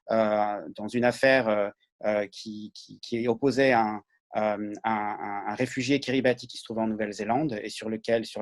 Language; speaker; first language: French; native; French